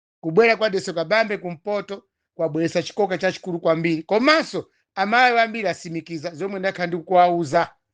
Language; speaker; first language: Nyanja; non-native, local second language; Tumbuka